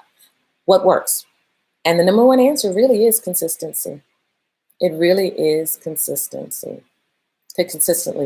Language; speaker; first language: English; native; English